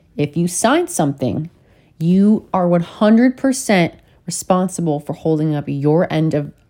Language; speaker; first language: English; native; English